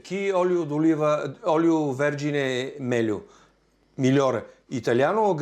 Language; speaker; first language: Italian; non-native, learner; Bulgarian